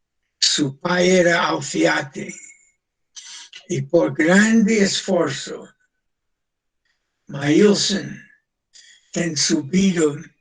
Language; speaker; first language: Portuguese; non-native, fluent; English